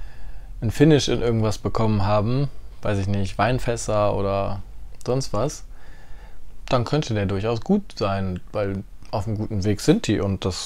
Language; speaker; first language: German; native; German